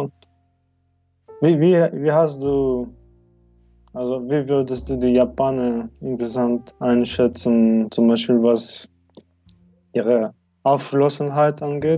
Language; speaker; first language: German; non-native, fluent; French